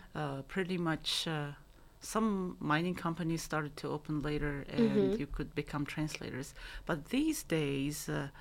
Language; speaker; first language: English; non-native, fluent; Mongolian